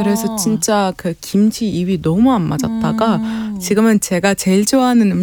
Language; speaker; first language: Korean; non-native, fluent; Arabic